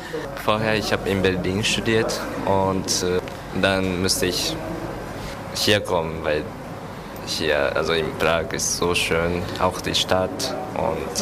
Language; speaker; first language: German; non-native, learner; Japanese